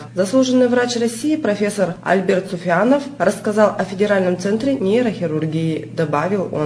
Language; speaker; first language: Russian; native; Russian